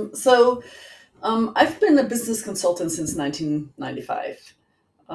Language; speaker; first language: English; non-native, fluent; German